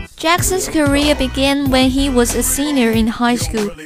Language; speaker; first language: English; non-native, fluent; Chinese